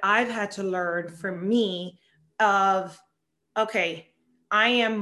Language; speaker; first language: English; non-native, fluent; Spanish